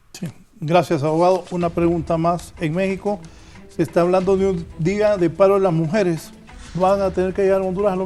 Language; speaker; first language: Spanish; native; Spanish